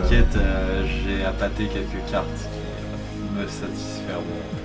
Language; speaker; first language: French; native; French